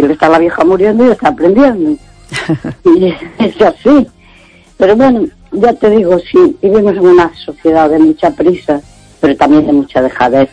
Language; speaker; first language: Spanish; native; Spanish